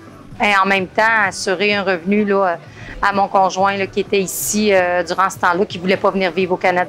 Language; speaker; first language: French; native; French